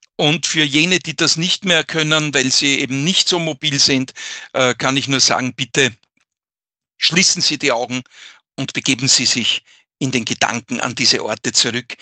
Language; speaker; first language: German; native; German